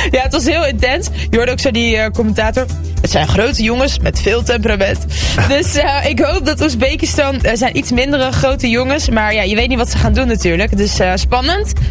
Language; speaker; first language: Dutch; early bilingual, other home language; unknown